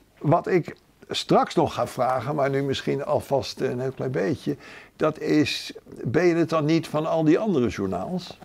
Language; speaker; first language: Dutch; native; Dutch